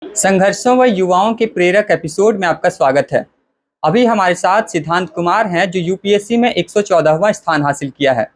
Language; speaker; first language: Hindi; native; Hindi